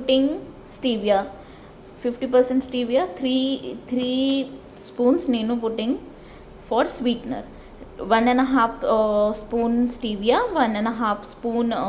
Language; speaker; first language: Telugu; non-native, learner; Marathi